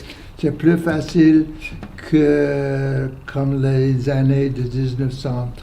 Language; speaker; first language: French; non-native, fluent; English